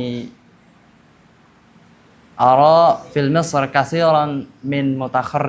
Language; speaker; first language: Arabic; non-native, learner; Indonesian